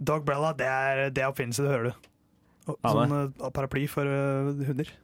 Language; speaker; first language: Norwegian; native; Norwegian